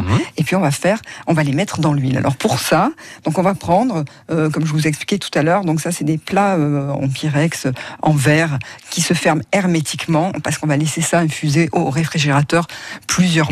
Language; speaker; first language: French; native; French